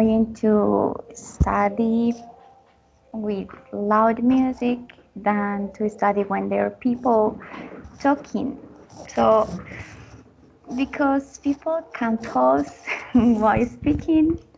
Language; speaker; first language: English; non-native, learner; Spanish